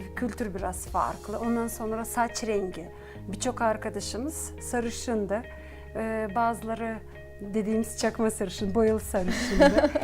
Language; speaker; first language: Turkish; non-native, fluent; Gagauz